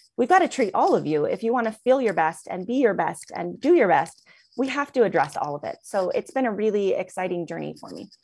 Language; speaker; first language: English; native; English